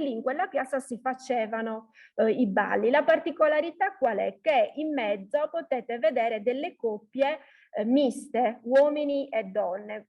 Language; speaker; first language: Italian; native; Italian